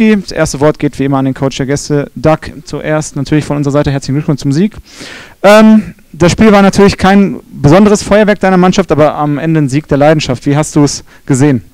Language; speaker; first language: German; native; German